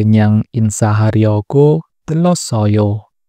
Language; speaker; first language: Korean; non-native, learner; Indonesian